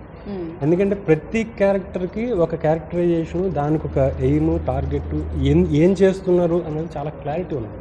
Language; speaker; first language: Telugu; native; Telugu